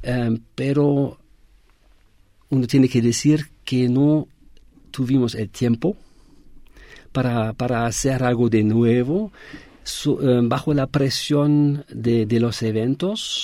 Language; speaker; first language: Spanish; non-native, fluent; German